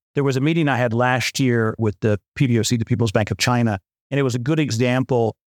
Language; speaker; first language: English; native; English